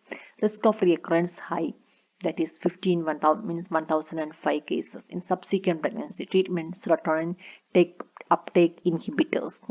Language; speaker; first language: English; non-native, local second language; Malayalam